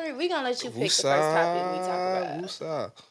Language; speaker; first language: English; native; English